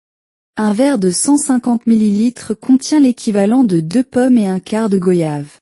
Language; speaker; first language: French; non-native, learner; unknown